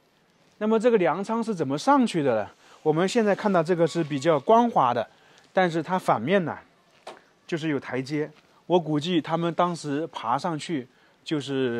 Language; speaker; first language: Chinese; native; Chinese